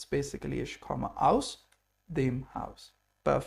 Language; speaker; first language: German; non-native, fluent; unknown